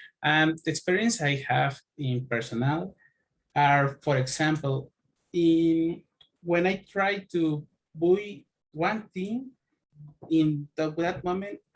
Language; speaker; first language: English; non-native, learner; Spanish